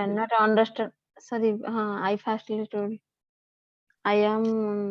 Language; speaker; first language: English; non-native, learner; Hindi